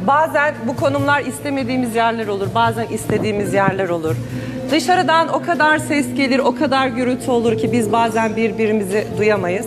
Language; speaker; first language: Turkish; native; Turkish